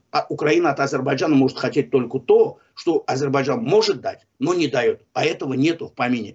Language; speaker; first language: Russian; non-native, local second language; Azerbaijani